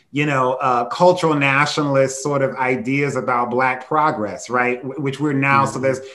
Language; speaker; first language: English; native; English